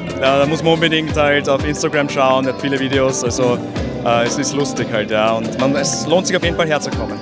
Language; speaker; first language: German; native; German